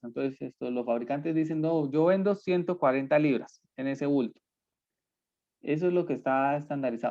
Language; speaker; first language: Spanish; native; Spanish